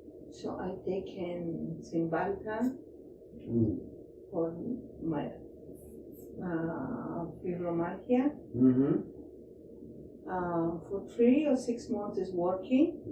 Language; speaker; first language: English; non-native, learner; Spanish